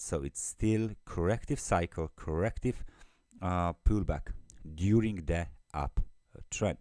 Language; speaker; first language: English; non-native, fluent; Polish